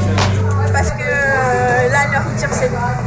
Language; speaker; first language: French; non-native, learner; Portuguese